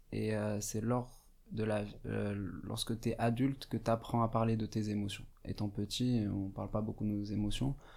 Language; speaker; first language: French; non-native, local second language; Arabic